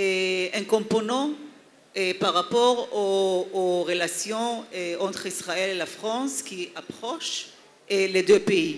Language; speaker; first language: French; non-native, fluent; Hebrew